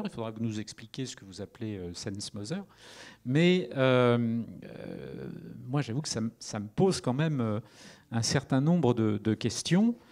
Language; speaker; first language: French; native; French